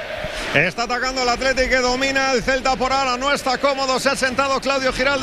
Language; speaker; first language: Spanish; native; Spanish